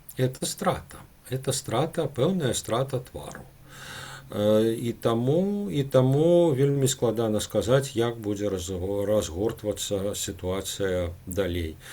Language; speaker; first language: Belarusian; non-native, local second language; Russian